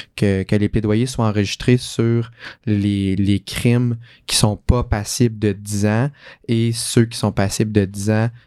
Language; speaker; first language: French; native; French